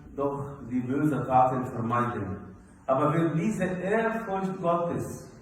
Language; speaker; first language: German; non-native, fluent; Arabic